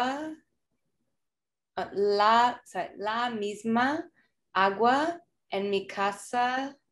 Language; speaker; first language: Spanish; non-native, learner; English